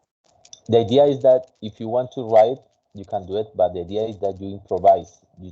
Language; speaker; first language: English; non-native, fluent; Spanish